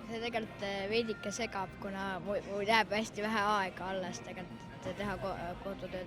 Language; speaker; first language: Estonian; non-native, local second language; Russian